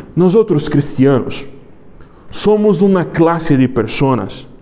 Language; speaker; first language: Spanish; non-native, learner; Portuguese